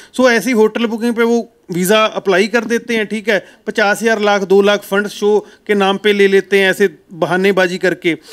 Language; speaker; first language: Hindi; non-native, local second language; Punjabi